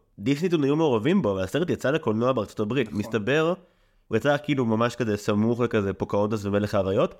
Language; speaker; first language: Hebrew; native; Hebrew